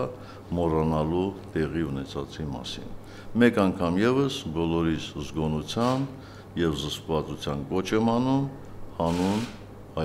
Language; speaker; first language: Armenian; native; Armenian